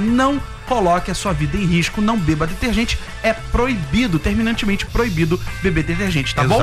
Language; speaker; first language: Portuguese; native; Portuguese